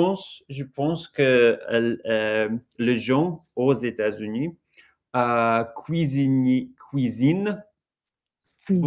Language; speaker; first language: French; non-native, learner; English